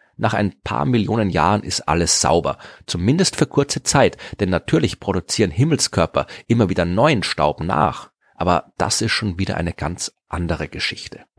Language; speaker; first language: German; native; German